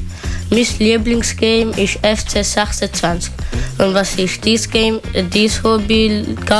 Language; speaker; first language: German; non-native, local second language; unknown